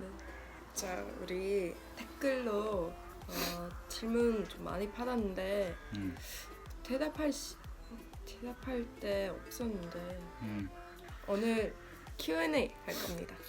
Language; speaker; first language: Korean; non-native, learner; Swedish